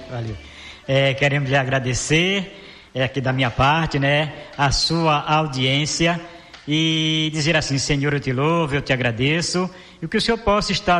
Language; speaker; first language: Portuguese; native; Portuguese